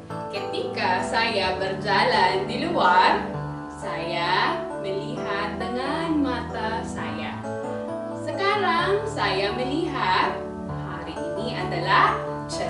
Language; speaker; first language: Indonesian; non-native, learner; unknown